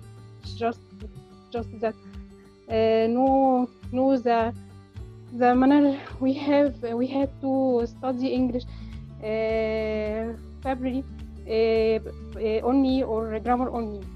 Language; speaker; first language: English; non-native, learner; Arabic